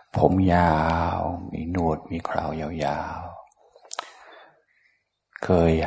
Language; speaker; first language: Thai; non-native, fluent; English